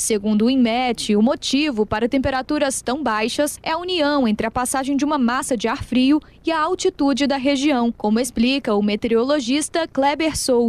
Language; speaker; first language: Portuguese; native; Portuguese